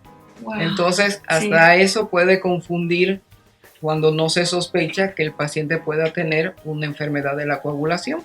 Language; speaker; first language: Spanish; native; Spanish